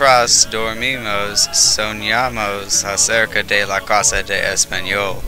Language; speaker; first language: Spanish; non-native, learner; English